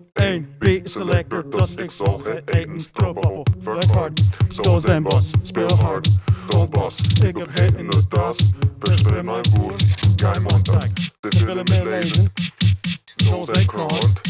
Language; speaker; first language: Dutch; non-native, learner; English